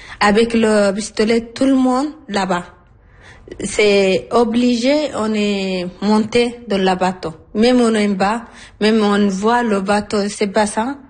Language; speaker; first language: French; non-native, learner; Arabic